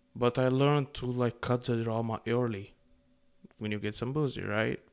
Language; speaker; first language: English; non-native, fluent; Arabic